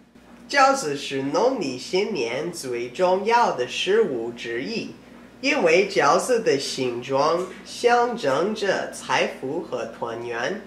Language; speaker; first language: Chinese; non-native, learner; English